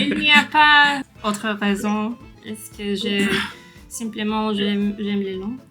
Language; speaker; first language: French; non-native, learner; English